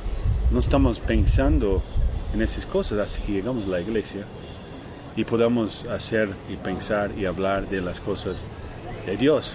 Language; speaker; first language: Spanish; non-native, fluent; Portuguese